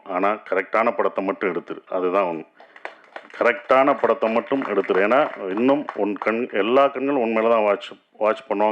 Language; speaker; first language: Tamil; native; Tamil